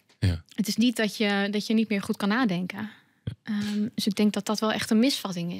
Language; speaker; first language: Dutch; native; Dutch